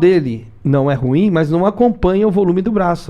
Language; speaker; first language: Portuguese; native; Portuguese